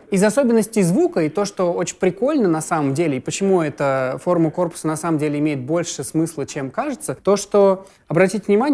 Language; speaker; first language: Russian; native; Russian